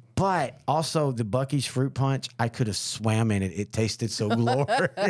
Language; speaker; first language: English; native; English